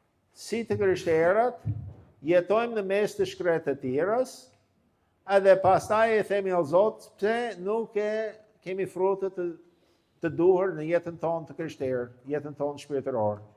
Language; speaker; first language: Albanian; non-native, fluent; English